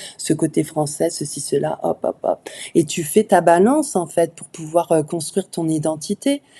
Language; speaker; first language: French; early bilingual, other home language; Arabic